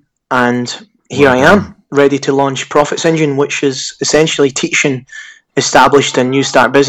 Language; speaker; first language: English; native; English